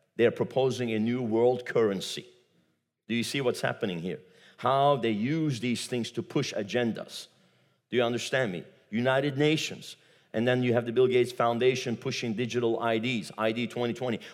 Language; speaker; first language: English; non-native, fluent; Turkish